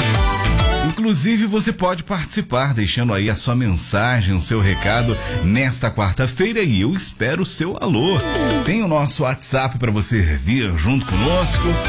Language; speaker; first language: Portuguese; native; Portuguese